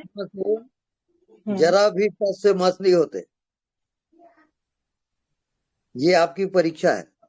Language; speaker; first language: Hindi; native; Hindi